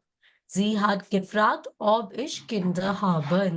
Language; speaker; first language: German; non-native, fluent; Malayalam